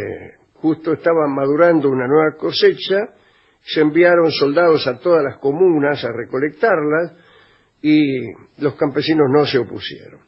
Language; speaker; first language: Spanish; native; Spanish